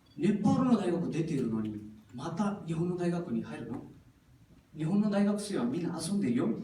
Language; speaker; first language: Japanese; non-native, fluent; Nepali